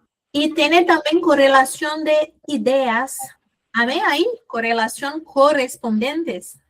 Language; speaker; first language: Spanish; non-native, fluent; Portuguese